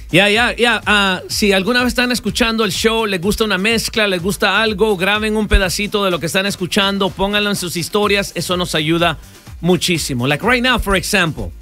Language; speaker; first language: Spanish; early bilingual, heritage; Spanish